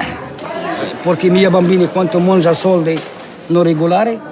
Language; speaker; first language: Italian; non-native, learner; Arabic